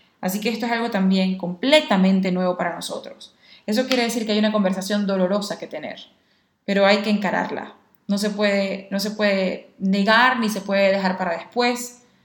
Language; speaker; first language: Spanish; native; Spanish